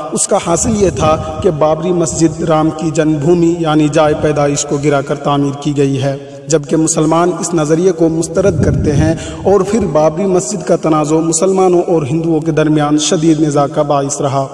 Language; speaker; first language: Urdu; native; Urdu